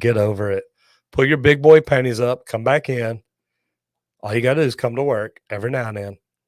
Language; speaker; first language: English; native; English